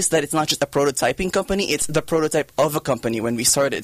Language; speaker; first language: English; non-native, local second language; Filipino